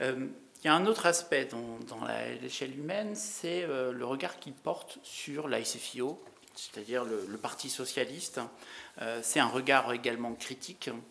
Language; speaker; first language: French; native; French